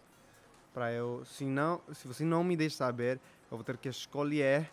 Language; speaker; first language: Portuguese; non-native, fluent; Spanish